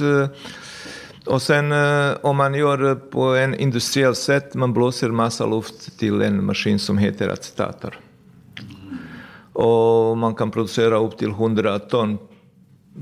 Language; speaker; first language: Swedish; non-native, fluent; Bosnian